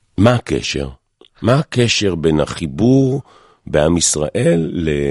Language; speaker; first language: Hebrew; native; Hebrew